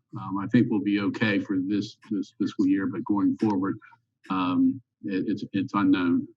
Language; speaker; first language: English; native; English